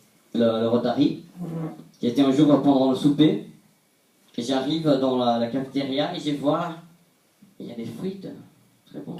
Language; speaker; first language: French; non-native, fluent; Portuguese